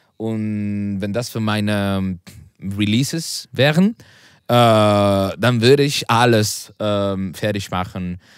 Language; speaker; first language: German; non-native, learner; Spanish